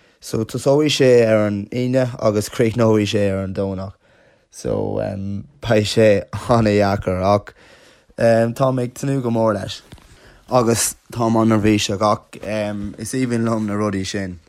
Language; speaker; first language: Irish; non-native, local second language; English